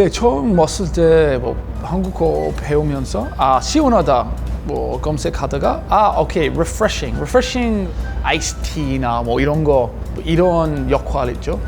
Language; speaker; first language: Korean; non-native, learner; English